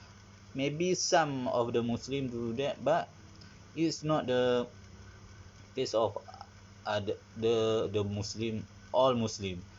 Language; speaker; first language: English; non-native, learner; Malay